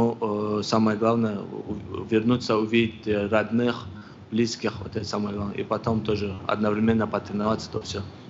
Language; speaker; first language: Russian; non-native, local second language; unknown